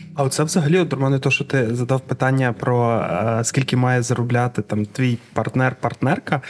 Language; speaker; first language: Ukrainian; native; Ukrainian